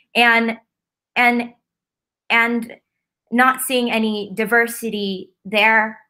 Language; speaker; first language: English; native; English